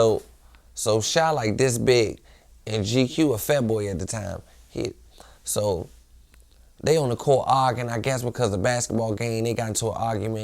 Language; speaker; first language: English; native; English